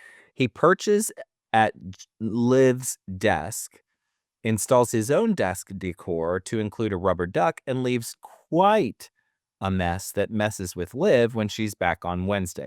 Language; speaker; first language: English; native; English